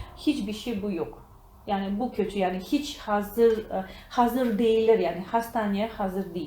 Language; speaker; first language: Turkish; non-native, learner; Georgian